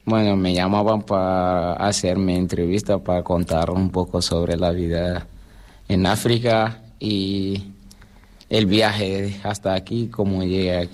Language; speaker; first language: Spanish; non-native, fluent; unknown